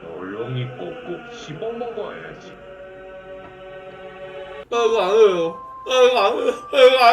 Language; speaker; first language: Korean; native; Korean